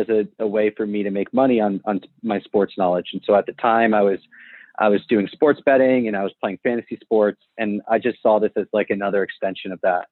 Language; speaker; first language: English; native; English